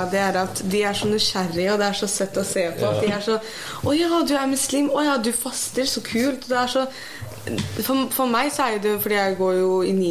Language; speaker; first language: Norwegian; early bilingual, other home language; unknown